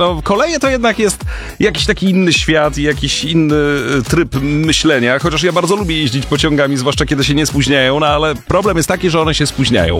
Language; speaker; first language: Polish; native; Polish